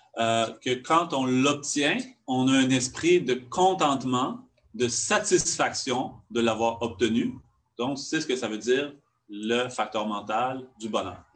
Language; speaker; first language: French; native; French